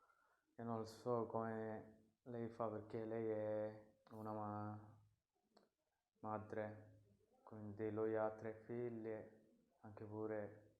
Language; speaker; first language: Italian; non-native, learner; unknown